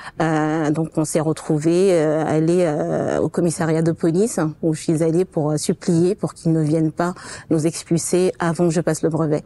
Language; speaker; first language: French; non-native, fluent; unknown